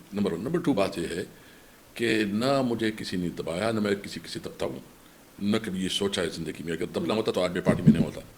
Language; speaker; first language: Urdu; non-native, local second language; Pashto